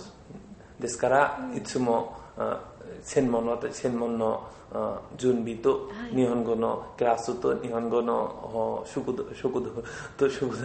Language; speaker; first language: Japanese; non-native, learner; Bangla